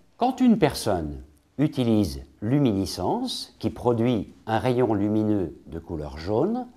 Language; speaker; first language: French; native; French